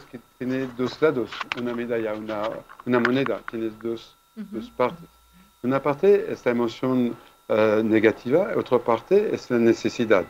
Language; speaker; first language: Spanish; non-native, fluent; French